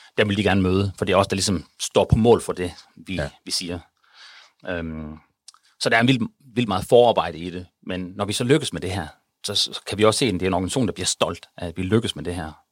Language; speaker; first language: Danish; native; Danish